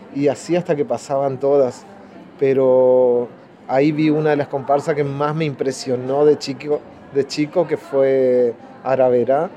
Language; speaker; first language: Spanish; native; Spanish